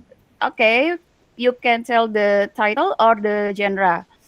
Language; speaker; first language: English; non-native, learner; Indonesian